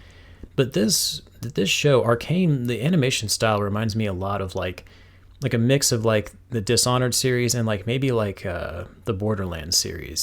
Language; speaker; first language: English; native; English